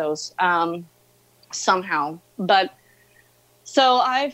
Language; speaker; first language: English; native; English